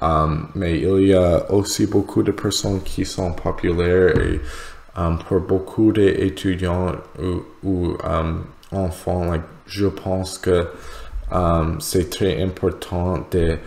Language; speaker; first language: French; non-native, learner; English